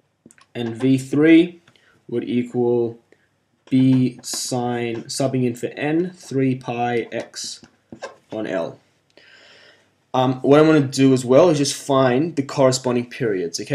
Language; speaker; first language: English; native; English